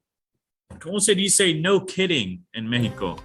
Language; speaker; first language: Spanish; non-native, fluent; English